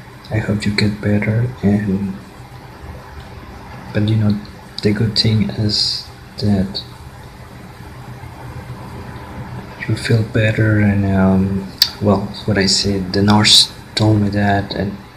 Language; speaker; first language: English; non-native, learner; Spanish